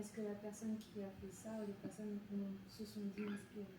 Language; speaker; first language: French; native; French